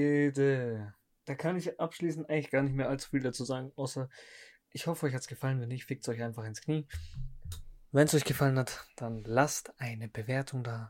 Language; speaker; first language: German; native; German